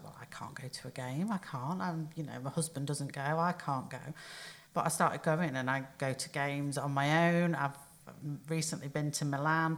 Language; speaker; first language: English; native; English